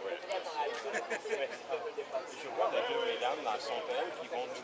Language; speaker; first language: French; non-native, learner; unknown